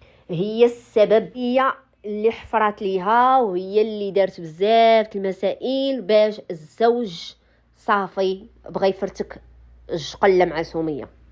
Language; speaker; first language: Arabic; native; Arabic